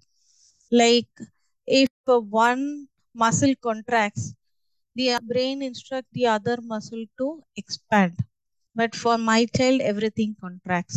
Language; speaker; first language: English; non-native, local second language; Tamil